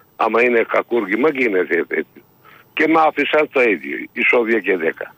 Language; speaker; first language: Greek; non-native, fluent; Turkish